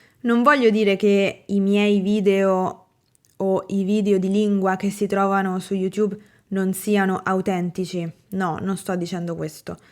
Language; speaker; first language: Italian; native; Italian